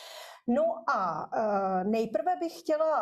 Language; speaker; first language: Czech; native; Czech